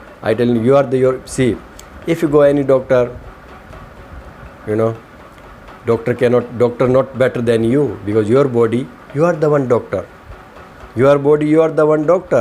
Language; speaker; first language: English; non-native, learner; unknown